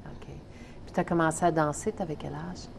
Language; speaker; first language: French; native; French